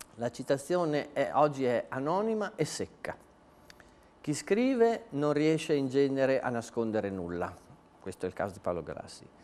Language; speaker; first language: Italian; native; Italian